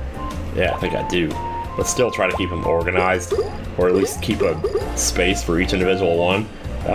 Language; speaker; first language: English; native; English